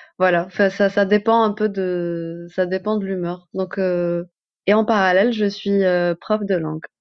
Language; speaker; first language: French; non-native, local second language; Arabic